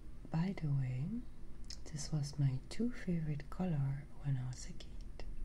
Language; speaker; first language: English; non-native, fluent; French